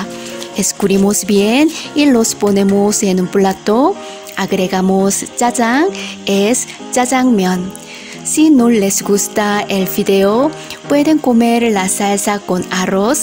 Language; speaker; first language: Spanish; non-native, fluent; Korean